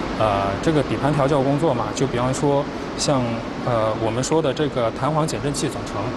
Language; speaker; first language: Chinese; native; Chinese